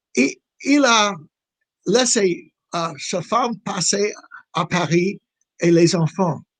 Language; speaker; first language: French; non-native, fluent; English